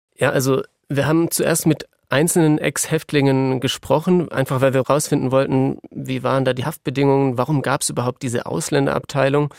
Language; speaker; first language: German; native; German